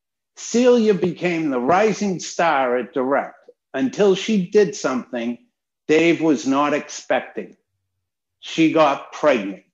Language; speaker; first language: English; native; English